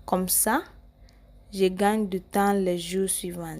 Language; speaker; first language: French; non-native, learner; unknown